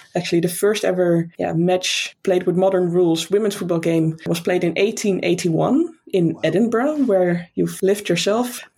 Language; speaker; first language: English; non-native, fluent; Dutch